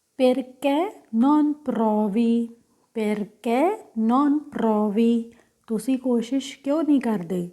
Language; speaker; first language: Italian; non-native, fluent; Punjabi